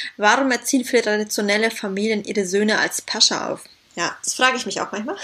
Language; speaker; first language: German; native; German